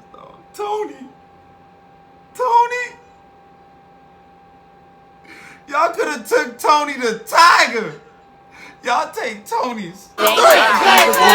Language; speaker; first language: English; native; English